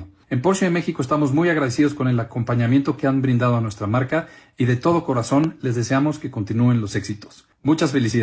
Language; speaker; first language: Spanish; native; Spanish